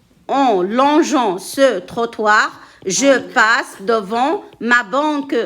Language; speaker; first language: French; non-native, local second language; Arabic